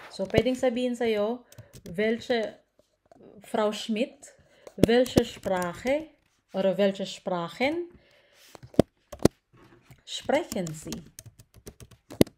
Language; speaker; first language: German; non-native, learner; Filipino